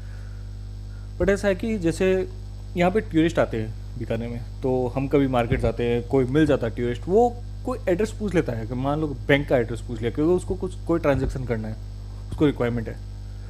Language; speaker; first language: Hindi; native; Hindi